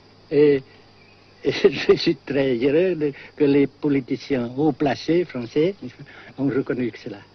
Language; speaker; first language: French; non-native, fluent; Vietnamese